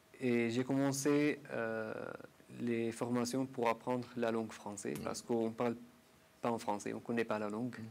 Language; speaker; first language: French; non-native, learner; Arabic